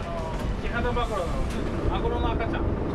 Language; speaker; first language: Japanese; native; Japanese